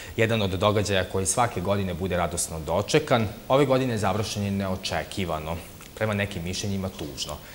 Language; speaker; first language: Serbian; native; Serbian